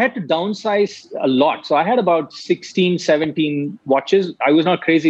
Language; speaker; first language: English; non-native, local second language; Tamil